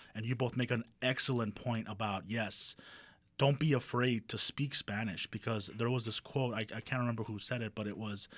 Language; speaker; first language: English; early bilingual, other home language; Spanish